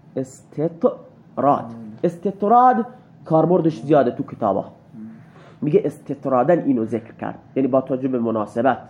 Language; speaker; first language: Persian; non-native, local second language; Baluchi